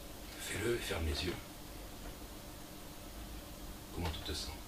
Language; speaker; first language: French; native; French